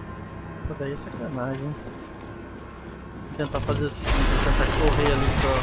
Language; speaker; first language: Portuguese; native; Portuguese